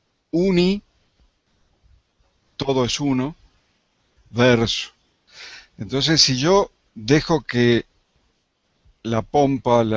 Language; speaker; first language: Spanish; native; Spanish